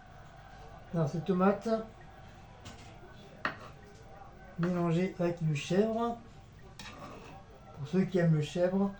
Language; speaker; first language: French; native; French